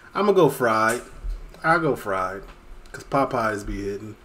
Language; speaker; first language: English; native; English